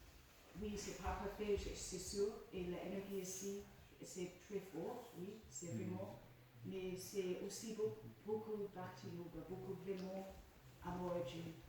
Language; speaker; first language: French; non-native, learner; English